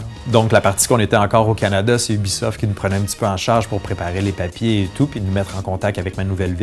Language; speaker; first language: French; native; French